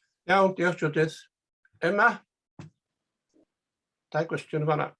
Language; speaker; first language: Welsh; native; Welsh